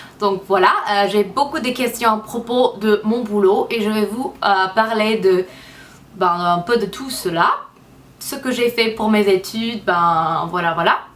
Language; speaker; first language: French; non-native, fluent; English